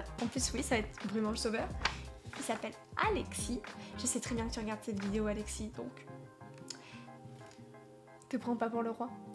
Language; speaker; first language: French; native; French